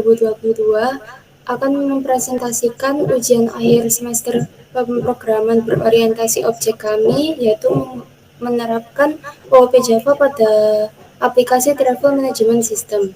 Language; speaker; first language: Indonesian; native; Indonesian